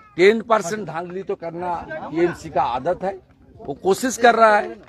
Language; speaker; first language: Hindi; non-native, local second language; Bangla